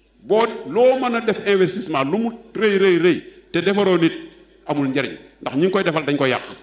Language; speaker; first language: Wolof; native; Wolof